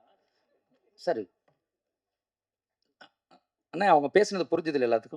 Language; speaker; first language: Tamil; native; Tamil